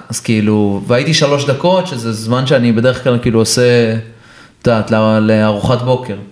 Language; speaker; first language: Hebrew; native; Hebrew